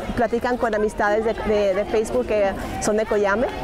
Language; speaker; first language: Spanish; early bilingual, heritage; Spanish